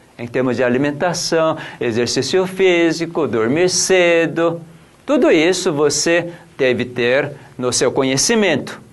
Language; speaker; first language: Portuguese; non-native, fluent; Korean